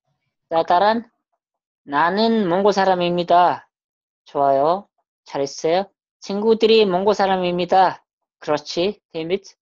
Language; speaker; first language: Korean; non-native, fluent; Mongolian